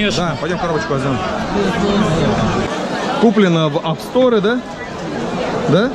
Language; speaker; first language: Russian; native; Russian